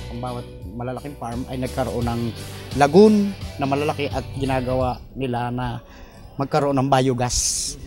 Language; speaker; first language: Filipino; native; Filipino